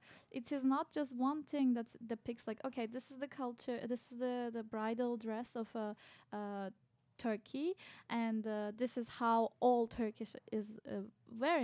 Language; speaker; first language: English; non-native, fluent; Turkish